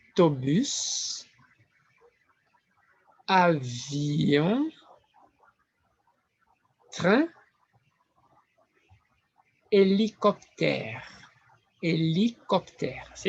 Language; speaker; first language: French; non-native, fluent; Spanish